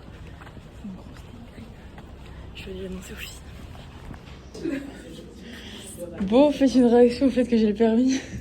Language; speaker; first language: French; native; French